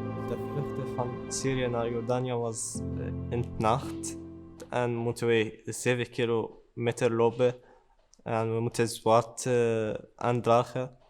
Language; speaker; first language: Dutch; early bilingual, other home language; Arabic